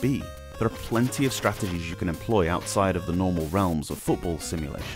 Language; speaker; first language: English; native; English